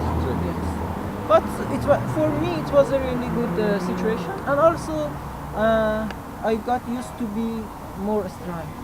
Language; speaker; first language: English; non-native, learner; Persian